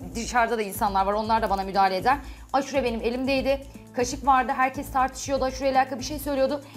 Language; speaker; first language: Turkish; native; Turkish